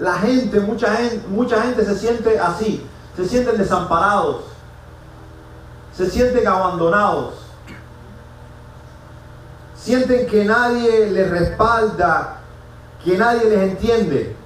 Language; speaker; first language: Spanish; native; Spanish